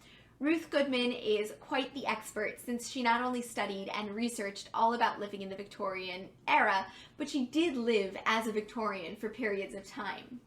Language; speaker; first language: English; native; English